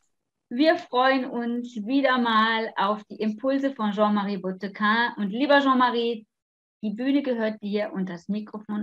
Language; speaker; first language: German; native; German